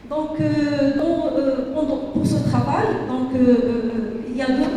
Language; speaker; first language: French; non-native, local second language; Arabic